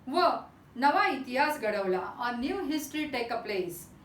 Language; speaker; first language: Hindi; non-native, local second language; Marathi